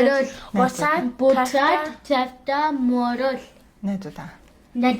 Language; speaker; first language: Mongolian; early bilingual, heritage; Mongolian